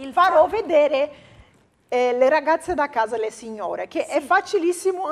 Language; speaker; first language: Italian; non-native, fluent; Portuguese